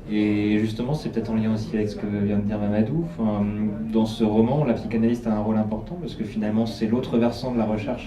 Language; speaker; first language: French; native; French